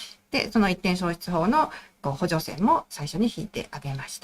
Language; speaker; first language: Japanese; native; Japanese